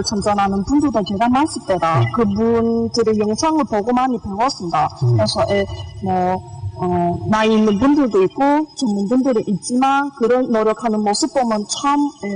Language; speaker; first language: Korean; early bilingual, heritage; Korean